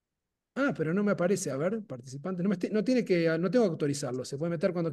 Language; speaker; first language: Spanish; native; Spanish